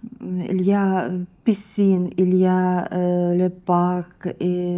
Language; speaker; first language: French; non-native, learner; Ukrainian